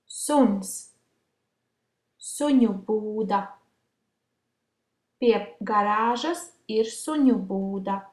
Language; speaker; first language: Latvian; non-native, learner; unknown